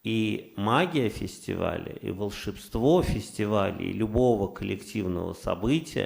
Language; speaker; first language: Russian; native; Russian